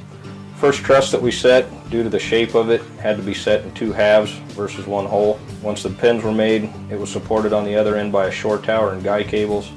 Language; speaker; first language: English; native; English